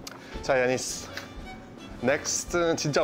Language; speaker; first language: Korean; non-native, fluent; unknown